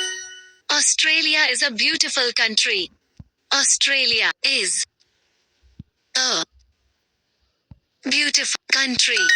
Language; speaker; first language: English; non-native, learner; Hindi